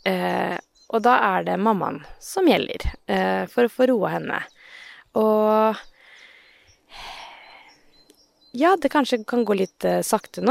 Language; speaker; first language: Norwegian; native; Norwegian